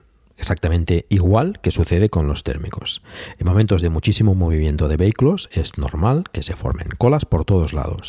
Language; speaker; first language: Spanish; native; Spanish